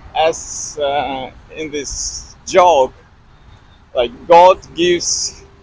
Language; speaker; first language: English; non-native, fluent; Russian